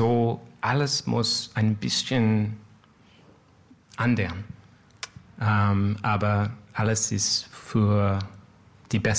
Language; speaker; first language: German; non-native, learner; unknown